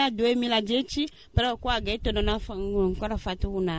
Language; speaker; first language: Italian; non-native, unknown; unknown